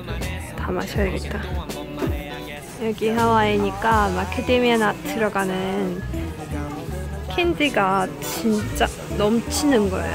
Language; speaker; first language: Korean; non-native, fluent; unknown